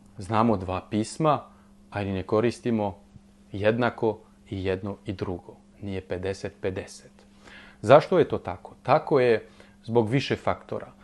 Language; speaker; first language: Bosnian; non-native, fluent; French